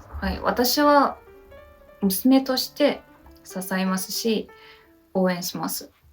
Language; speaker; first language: Japanese; non-native, learner; Chinese